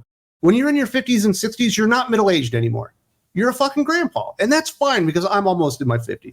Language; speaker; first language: English; native; English